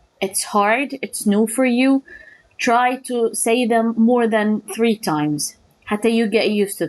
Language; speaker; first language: English; non-native, fluent; Arabic